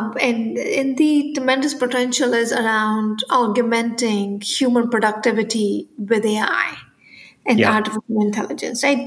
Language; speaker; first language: English; non-native, local second language; Hindi